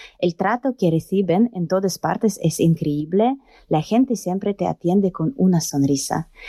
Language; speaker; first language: Spanish; non-native, learner; Russian